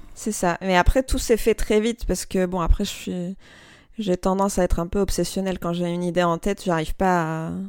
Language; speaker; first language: French; non-native, local second language; Arabic